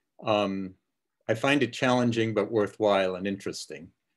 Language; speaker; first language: English; early bilingual, other home language; Czech